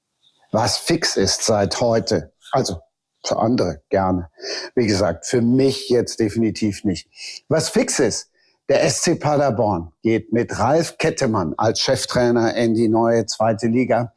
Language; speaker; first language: German; native; German